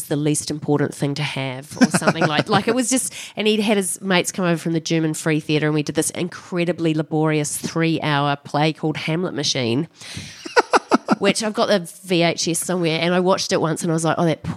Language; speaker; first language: English; native; English